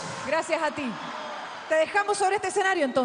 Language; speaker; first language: Spanish; native; Spanish